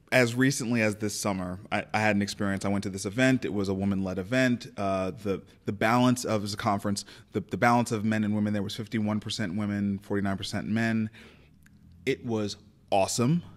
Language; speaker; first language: English; native; English